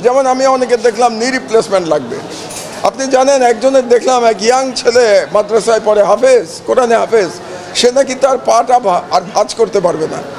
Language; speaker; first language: Bangla; native; Bangla